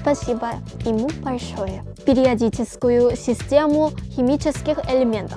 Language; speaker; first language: Russian; non-native, fluent; Korean